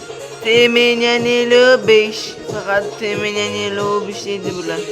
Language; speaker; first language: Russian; non-native, local second language; Uzbek